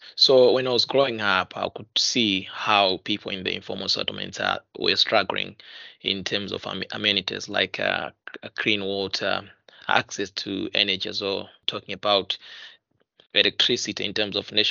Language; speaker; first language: English; non-native, local second language; Nyanja